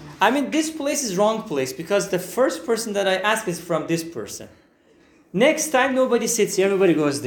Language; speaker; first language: English; non-native, fluent; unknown